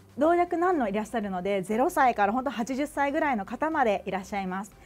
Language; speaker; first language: Japanese; native; Japanese